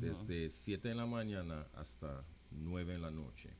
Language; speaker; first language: Spanish; non-native, local second language; English